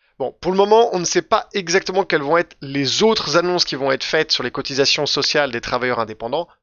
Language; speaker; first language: French; native; French